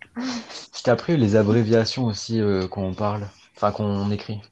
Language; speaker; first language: French; native; French